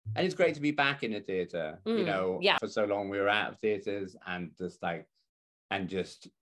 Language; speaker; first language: English; native; English